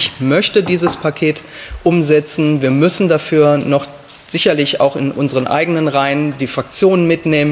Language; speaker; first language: German; native; German